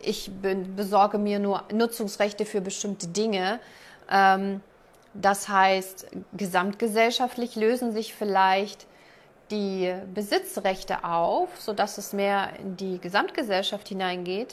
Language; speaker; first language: German; native; German